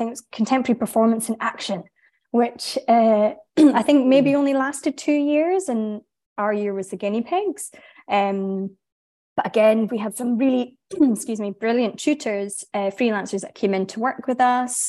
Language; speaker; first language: English; native; English